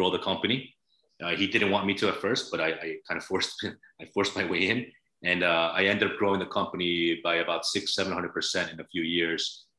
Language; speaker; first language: English; native; English